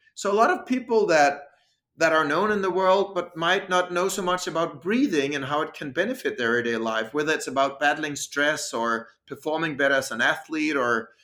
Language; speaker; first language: English; non-native, fluent; Danish